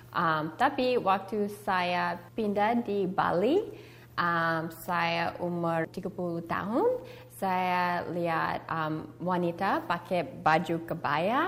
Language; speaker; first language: Indonesian; early bilingual, heritage; Indonesian